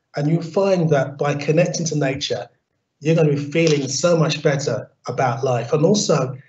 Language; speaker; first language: English; native; English